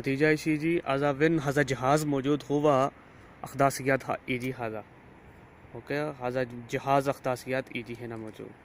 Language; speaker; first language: Arabic; non-native, learner; Urdu